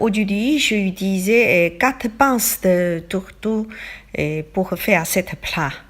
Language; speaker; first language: French; non-native, learner; Thai